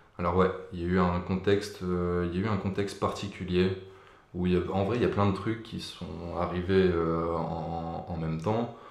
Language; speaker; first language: French; native; French